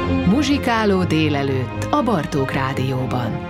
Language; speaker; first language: Hungarian; native; Hungarian